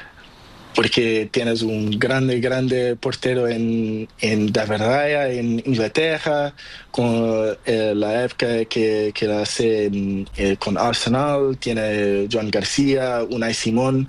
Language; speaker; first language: Spanish; non-native, learner; Portuguese